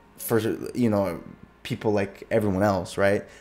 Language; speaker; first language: English; native; English